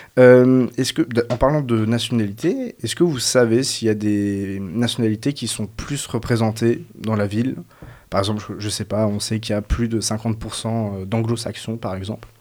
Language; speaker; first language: French; native; French